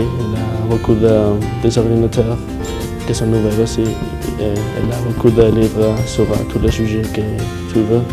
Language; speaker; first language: French; non-native, learner; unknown